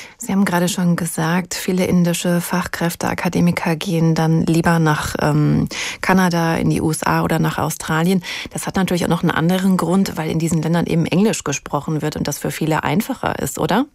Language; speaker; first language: German; native; German